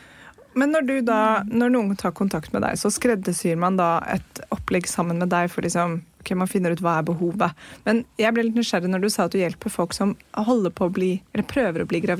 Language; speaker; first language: Norwegian; native; Norwegian